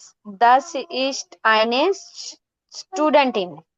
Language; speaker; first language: German; non-native, learner; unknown